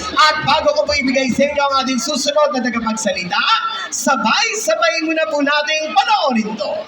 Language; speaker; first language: Filipino; native; Filipino